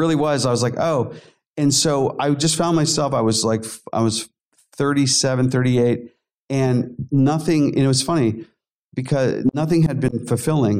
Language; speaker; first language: English; native; English